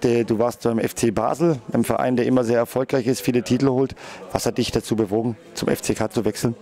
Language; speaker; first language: German; native; German